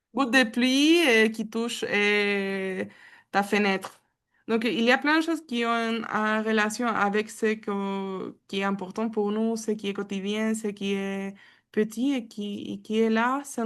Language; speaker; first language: French; non-native, learner; Spanish